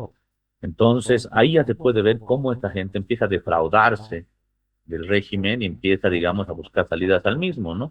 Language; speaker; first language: Spanish; native; Spanish